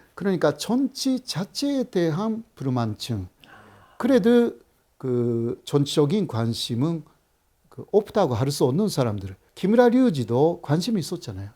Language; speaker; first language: Korean; non-native, fluent; Japanese